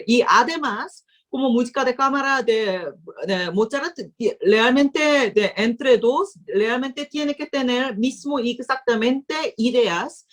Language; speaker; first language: Spanish; non-native, learner; Korean